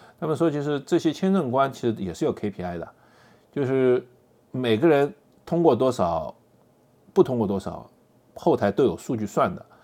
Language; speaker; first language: Chinese; native; Chinese